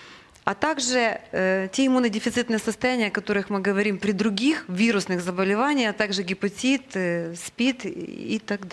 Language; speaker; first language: Russian; native; Russian